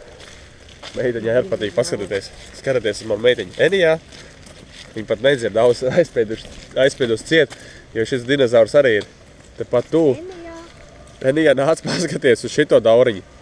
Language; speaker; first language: Latvian; native; Latvian